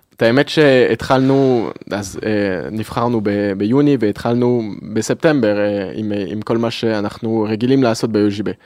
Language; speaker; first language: Hebrew; early bilingual, other home language; French